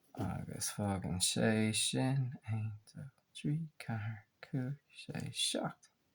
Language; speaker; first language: Irish; native; Irish